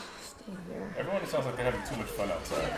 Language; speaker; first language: English; native; English